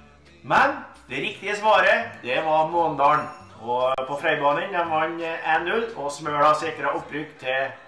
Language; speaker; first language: Norwegian; native; Norwegian